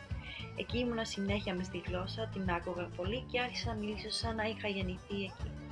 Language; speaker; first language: Greek; early bilingual, heritage; Spanish